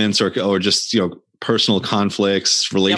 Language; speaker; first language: English; native; English